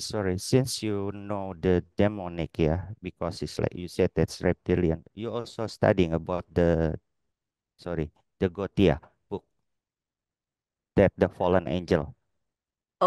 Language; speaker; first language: English; non-native, learner; Indonesian